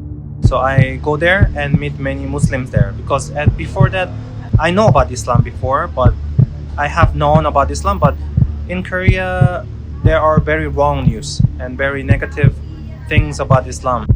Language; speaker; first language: English; non-native, learner; Korean